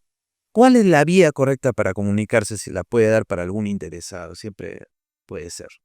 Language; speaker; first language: Spanish; native; Spanish